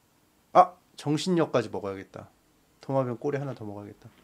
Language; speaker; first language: Korean; native; Korean